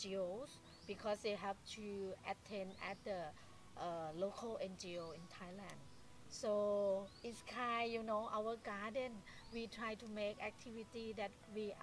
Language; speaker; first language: English; non-native, fluent; Thai